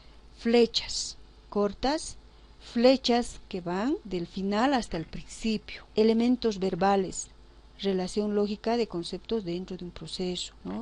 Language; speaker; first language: Spanish; native; Spanish